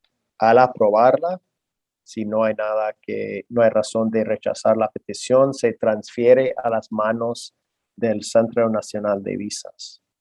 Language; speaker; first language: Spanish; non-native, fluent; English